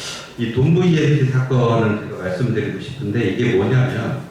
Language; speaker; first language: Korean; native; Korean